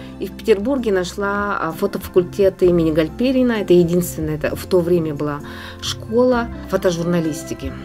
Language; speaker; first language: Russian; non-native, local second language; Yakut